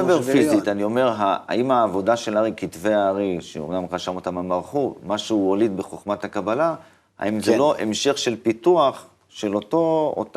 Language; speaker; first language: Hebrew; native; Hebrew